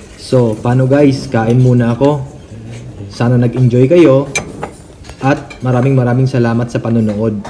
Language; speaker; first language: Filipino; non-native, local second language; Cebuano